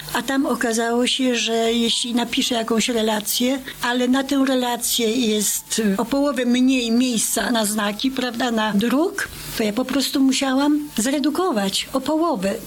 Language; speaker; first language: Polish; native; Polish